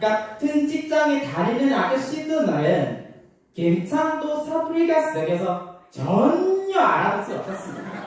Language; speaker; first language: Korean; non-native, learner; Khmer